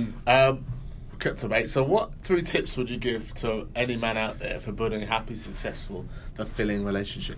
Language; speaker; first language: English; native; English